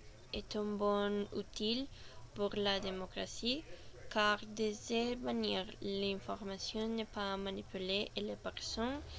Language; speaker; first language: French; non-native, learner; Spanish